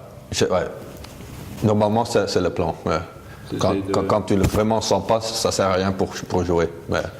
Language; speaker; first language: French; non-native, local second language; Dutch